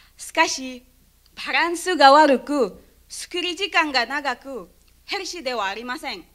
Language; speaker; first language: Japanese; non-native, fluent; Indonesian